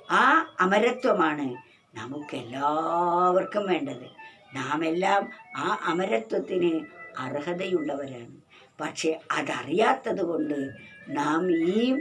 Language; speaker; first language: Malayalam; native; Malayalam